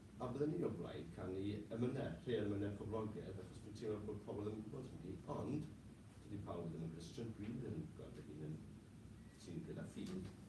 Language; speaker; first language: Welsh; non-native, local second language; English